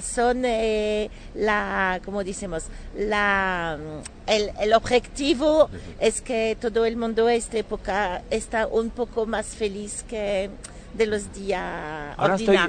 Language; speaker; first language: Spanish; non-native, fluent; French